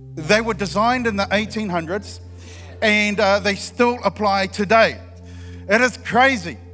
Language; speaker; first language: English; native; English